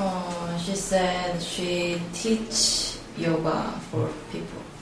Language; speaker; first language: English; non-native, learner; Korean